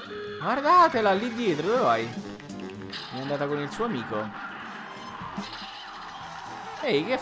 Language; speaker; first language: Italian; native; Italian